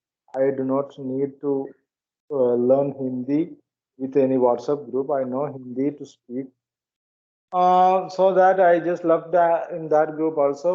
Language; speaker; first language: English; non-native, learner; Malayalam